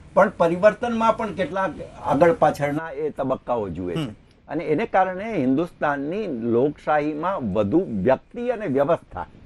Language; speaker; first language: Gujarati; native; Gujarati